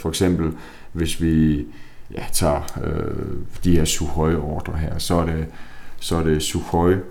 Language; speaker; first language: Danish; native; Danish